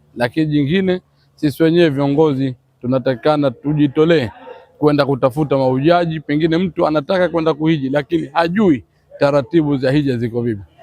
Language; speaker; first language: Swahili; native; Swahili